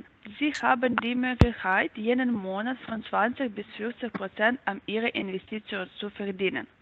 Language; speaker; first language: German; non-native, learner; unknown